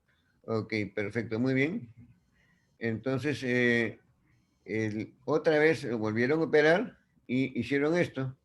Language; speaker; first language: Spanish; native; Spanish